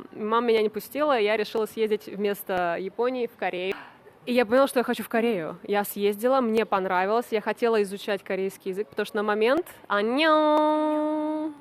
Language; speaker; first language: Russian; native; Russian